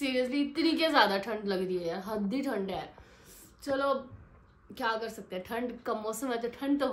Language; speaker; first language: Hindi; native; Hindi